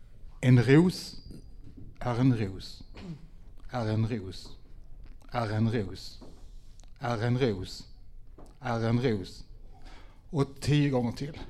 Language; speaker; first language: Swedish; native; Swedish